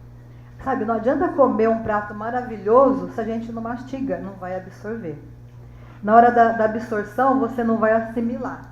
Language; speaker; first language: Portuguese; native; Portuguese